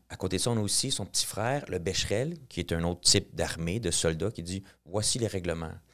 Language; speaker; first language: French; native; French